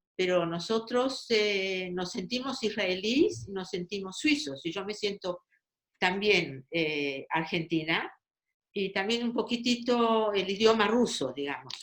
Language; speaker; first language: Spanish; native; Spanish